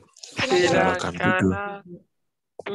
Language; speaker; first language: Indonesian; non-native, learner; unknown